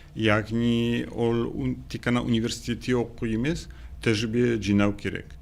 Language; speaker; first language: Kazakh; non-native, fluent; Polish